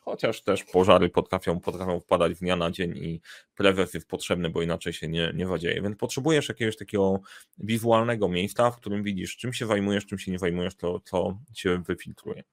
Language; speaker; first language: Polish; native; Polish